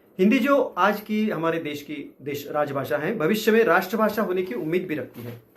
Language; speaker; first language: Hindi; non-native, local second language; Marathi